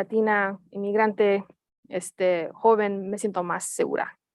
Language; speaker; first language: Spanish; early bilingual, heritage; Spanish